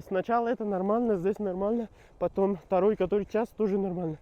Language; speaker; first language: Russian; non-native, learner; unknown